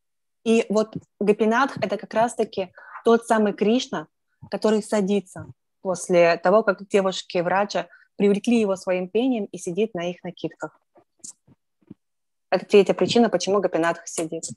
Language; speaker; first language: Russian; native; Russian